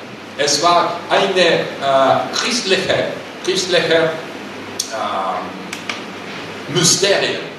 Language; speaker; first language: German; non-native, learner; Russian